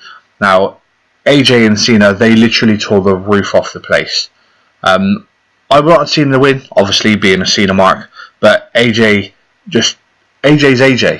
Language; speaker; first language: English; native; English